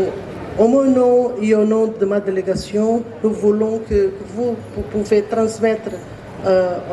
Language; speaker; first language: French; non-native, learner; Portuguese